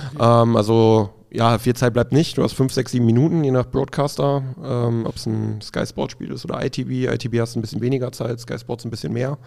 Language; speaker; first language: German; native; German